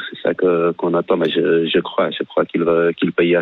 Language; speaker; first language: French; non-native, fluent; Portuguese